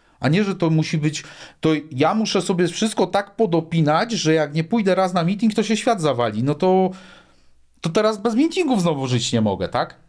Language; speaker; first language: Polish; native; Polish